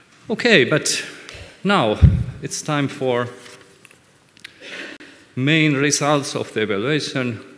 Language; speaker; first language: English; non-native, fluent; Finnish